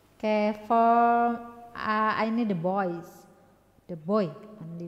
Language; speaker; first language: English; non-native, learner; Indonesian